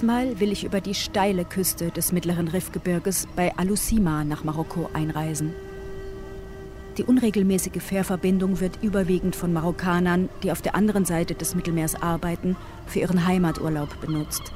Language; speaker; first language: German; native; German